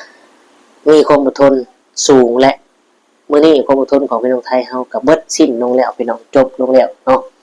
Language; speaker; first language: Thai; non-native, local second language; Northeastern Thai